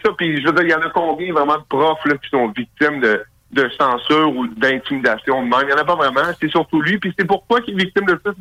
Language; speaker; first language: French; native; French